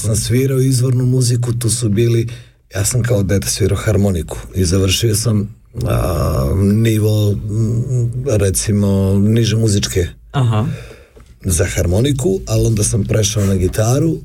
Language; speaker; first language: Serbian; native; Serbian